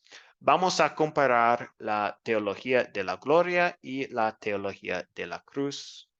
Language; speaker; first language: Spanish; non-native, fluent; English